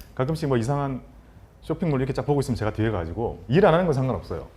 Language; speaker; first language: Korean; native; Korean